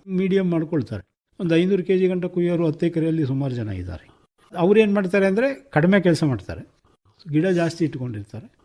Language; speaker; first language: Kannada; native; Kannada